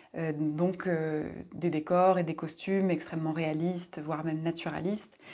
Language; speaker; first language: French; native; French